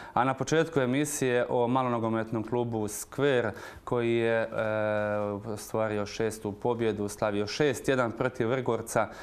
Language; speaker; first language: Croatian; native; Croatian